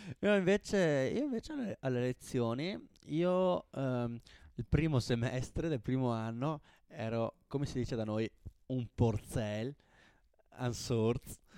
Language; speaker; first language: Italian; native; Italian